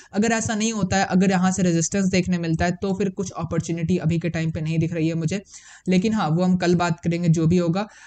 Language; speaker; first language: Hindi; native; Hindi